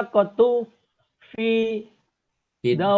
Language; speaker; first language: Arabic; non-native, learner; Indonesian